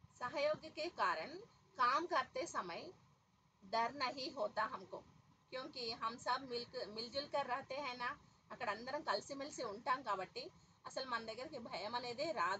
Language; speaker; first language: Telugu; native; Telugu